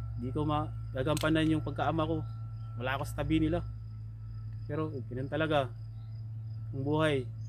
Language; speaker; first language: Filipino; non-native, local second language; Cebuano